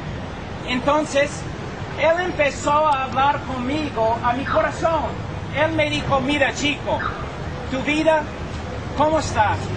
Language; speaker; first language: Spanish; non-native, fluent; English